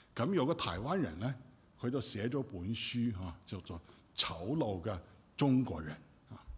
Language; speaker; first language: Cantonese; non-native, fluent; Chinese